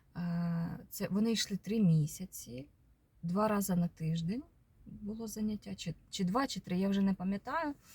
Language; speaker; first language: Ukrainian; non-native, local second language; Russian